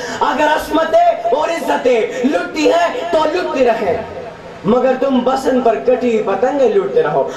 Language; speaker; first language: Urdu; non-native, local second language; Pashto